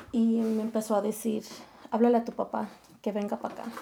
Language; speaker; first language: Spanish; early bilingual, heritage; Spanish